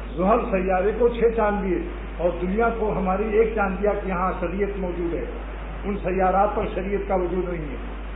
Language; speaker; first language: Urdu; native; Urdu